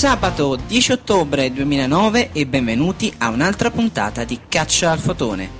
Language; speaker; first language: Italian; native; Italian